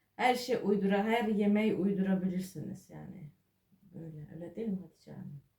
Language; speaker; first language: Turkish; non-native, fluent; Georgian